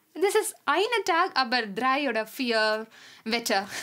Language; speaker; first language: German; non-native, learner; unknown